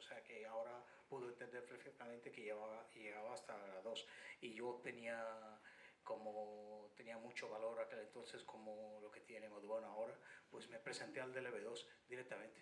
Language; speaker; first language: Spanish; non-native, fluent; Bangla